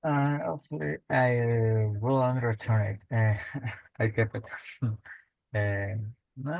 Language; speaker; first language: English; non-native, learner; Spanish